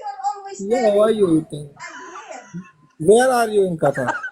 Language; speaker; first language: English; non-native, learner; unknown